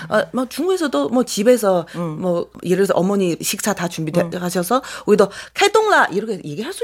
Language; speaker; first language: Korean; non-native, fluent; Chinese